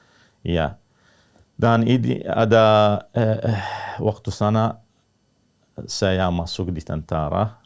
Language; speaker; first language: Indonesian; non-native, learner; Arabic